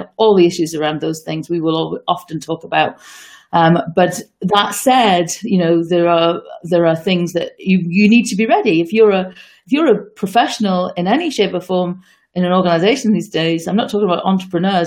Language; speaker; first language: English; native; English